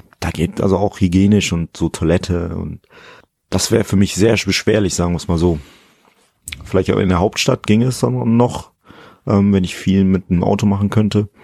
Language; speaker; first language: German; early bilingual, other home language; Fula